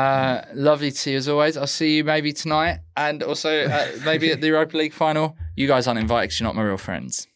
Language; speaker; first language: English; native; English